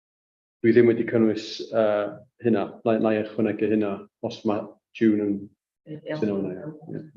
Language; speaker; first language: Welsh; native; Welsh